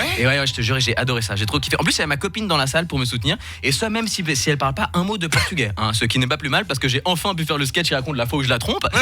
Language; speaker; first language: French; early bilingual, other home language; Portuguese